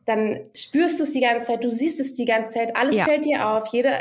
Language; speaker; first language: German; native; German